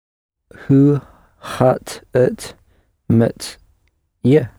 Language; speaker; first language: Dutch; non-native, learner; English